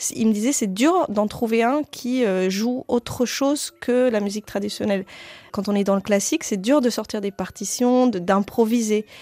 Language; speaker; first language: French; native; French